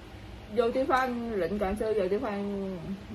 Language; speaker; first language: Chinese; non-native, learner; Vietnamese